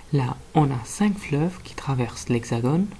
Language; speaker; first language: French; non-native, fluent; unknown